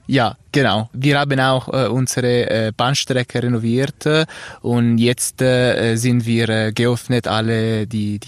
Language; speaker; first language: German; non-native, local second language; Italian